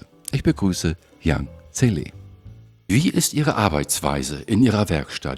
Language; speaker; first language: German; native; German